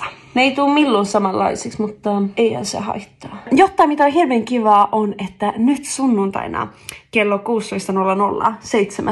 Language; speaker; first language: Finnish; early bilingual, heritage; Finnish